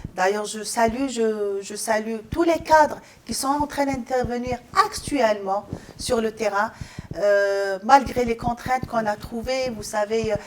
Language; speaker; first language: French; non-native, local second language; Arabic